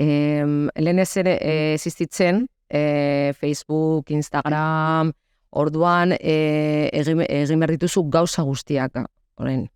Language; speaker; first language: Basque; non-native, local second language; Spanish